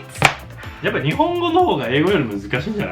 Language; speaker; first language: Japanese; native; Japanese